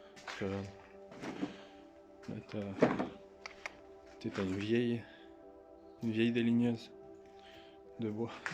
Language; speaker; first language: French; native; French